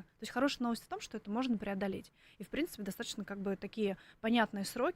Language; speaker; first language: Russian; native; Russian